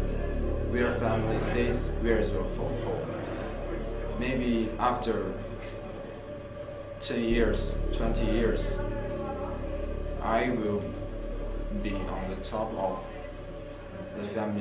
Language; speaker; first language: English; non-native, fluent; Chinese